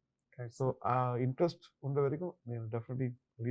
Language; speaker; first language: Telugu; non-native, learner; Tamil